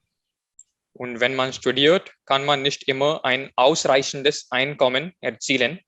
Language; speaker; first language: German; non-native, learner; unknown